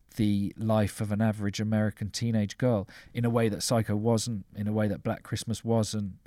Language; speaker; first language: English; native; English